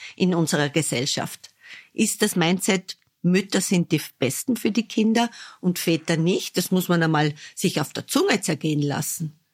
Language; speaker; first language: German; native; German